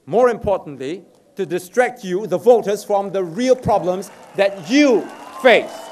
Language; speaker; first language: English; native; English